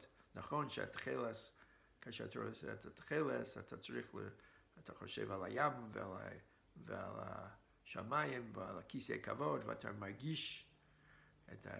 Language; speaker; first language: Hebrew; non-native, fluent; English